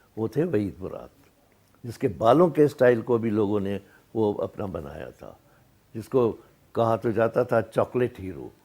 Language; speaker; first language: Urdu; non-native, local second language; Sindhi